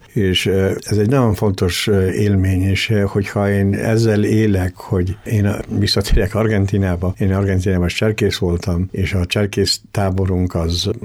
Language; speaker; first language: Hungarian; early bilingual, other home language; Spanish